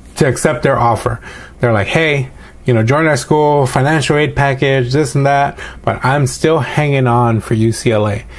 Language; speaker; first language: English; native; English